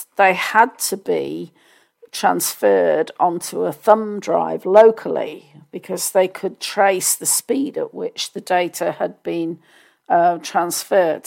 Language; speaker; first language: English; native; English